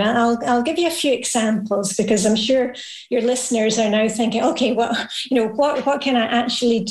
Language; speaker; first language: English; native; English